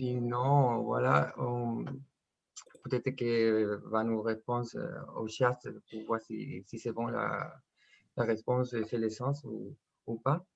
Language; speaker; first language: French; non-native, fluent; Spanish